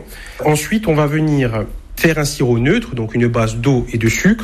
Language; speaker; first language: French; native; French